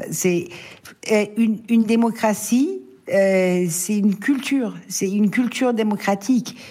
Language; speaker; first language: French; non-native, fluent; Persian